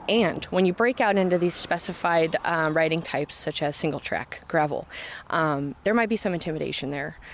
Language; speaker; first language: English; native; English